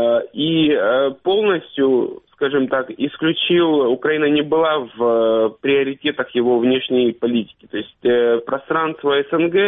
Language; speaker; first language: Russian; native; Russian